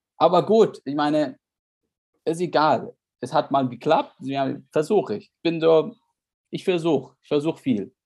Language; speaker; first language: German; non-native, fluent; Arabic